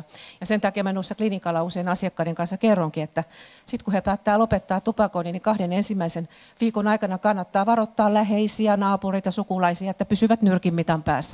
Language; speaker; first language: Finnish; native; Finnish